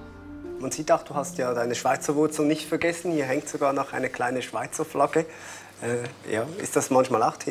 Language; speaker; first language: German; native; German